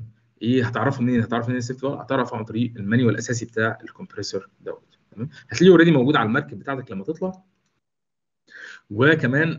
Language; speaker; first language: Arabic; native; Arabic